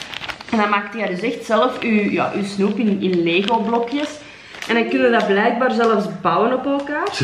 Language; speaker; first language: Dutch; native; Dutch